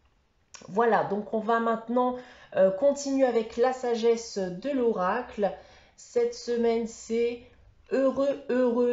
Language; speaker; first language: French; native; French